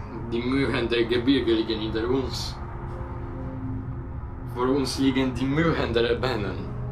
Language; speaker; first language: German; non-native, learner; Polish